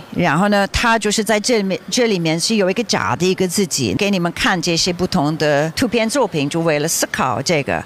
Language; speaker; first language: Chinese; non-native, fluent; English